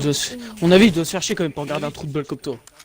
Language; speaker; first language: French; native; French